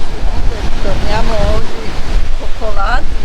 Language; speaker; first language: Italian; non-native, learner; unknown